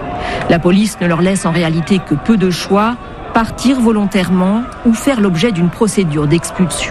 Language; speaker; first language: French; native; French